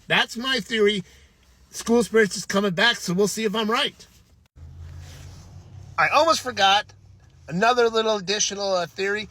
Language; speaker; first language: English; native; English